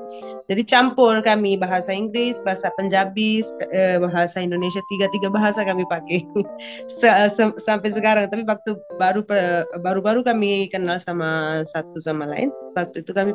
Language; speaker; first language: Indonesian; non-native, fluent; Punjabi